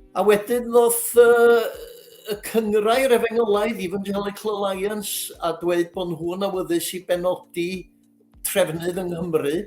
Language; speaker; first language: Welsh; native; Welsh